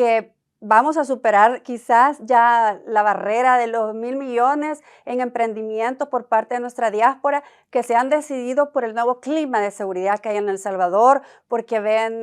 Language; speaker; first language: Spanish; native; Spanish